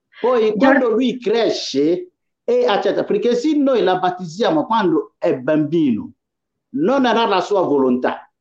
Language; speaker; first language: Italian; non-native, fluent; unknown